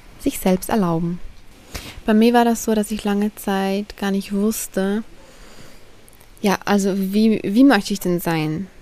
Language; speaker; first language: German; native; German